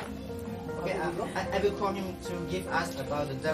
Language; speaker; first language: English; non-native, learner; Hmong